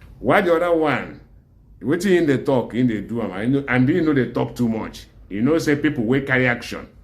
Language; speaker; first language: Nigerian Pidgin; non-native, local second language; Igbo